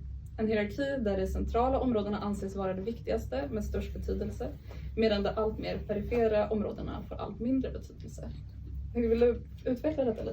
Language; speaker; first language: Swedish; native; Swedish